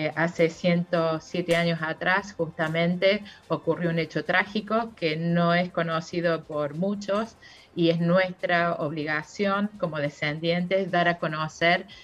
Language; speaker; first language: Spanish; native; Spanish